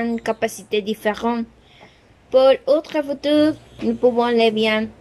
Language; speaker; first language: French; non-native, learner; Spanish